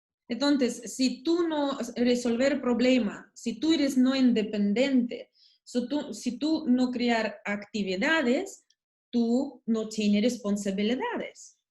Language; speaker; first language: Spanish; non-native, learner; Russian